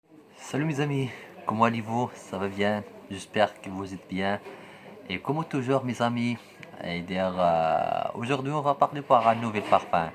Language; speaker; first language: French; non-native, local second language; Arabic